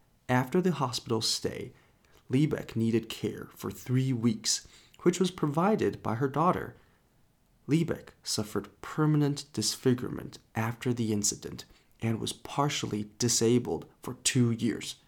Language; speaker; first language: English; non-native, fluent; Chinese